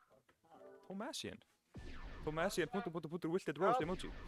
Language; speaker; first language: English; non-native, fluent; Icelandic